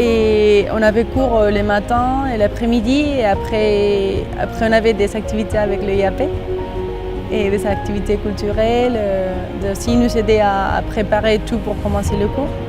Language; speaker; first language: French; non-native, fluent; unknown